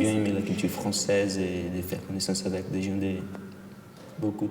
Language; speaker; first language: French; non-native, fluent; Portuguese